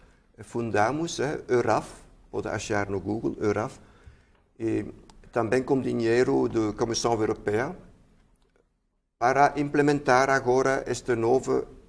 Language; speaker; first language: Portuguese; non-native, fluent; Dutch